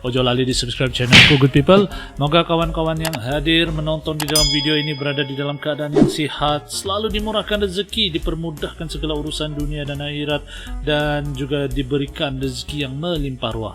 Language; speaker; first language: Indonesian; non-native, local second language; Malay